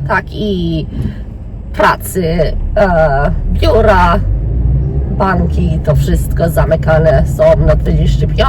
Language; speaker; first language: Polish; early bilingual, heritage; English